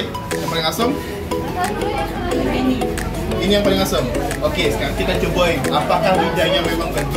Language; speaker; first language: Indonesian; native; Indonesian